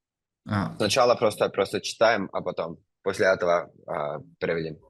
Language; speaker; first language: Russian; non-native, fluent; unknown